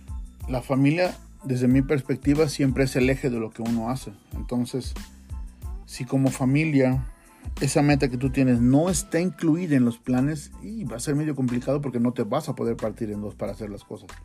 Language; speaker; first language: Spanish; native; Spanish